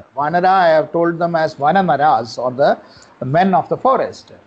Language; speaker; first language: English; non-native, local second language; Malayalam